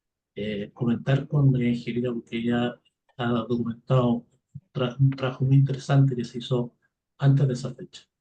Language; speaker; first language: Spanish; native; Spanish